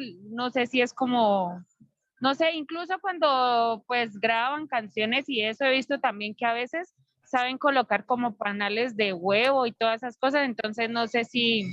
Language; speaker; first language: Spanish; native; Spanish